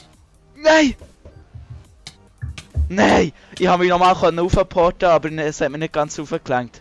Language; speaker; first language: German; native; German